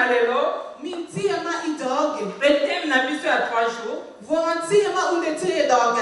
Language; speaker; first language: Swedish; non-native, fluent; Lingala